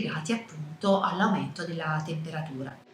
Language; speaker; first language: Italian; native; Italian